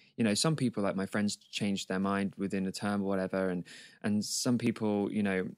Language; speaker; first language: English; native; English